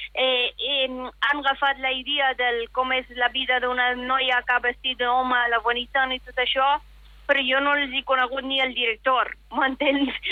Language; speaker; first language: Catalan; non-native, fluent; Persian